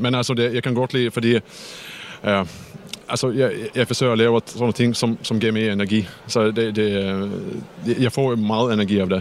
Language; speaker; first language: Danish; non-native, fluent; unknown